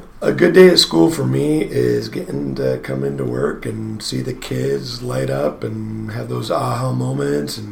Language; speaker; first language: English; native; English